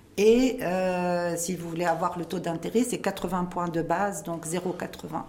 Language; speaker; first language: French; non-native, local second language; Arabic